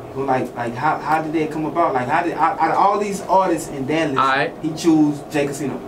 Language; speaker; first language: English; native; English